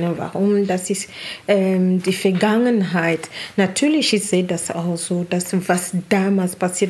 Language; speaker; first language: German; non-native, learner; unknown